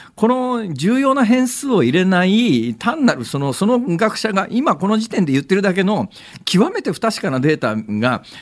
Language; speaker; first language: Japanese; native; Japanese